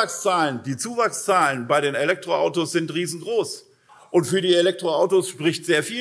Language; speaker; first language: German; native; German